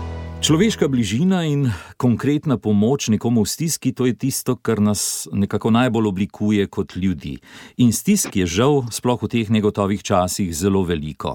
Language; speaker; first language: Slovenian; native; Slovenian